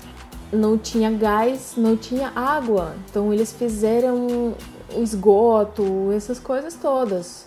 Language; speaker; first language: Portuguese; non-native, fluent; Russian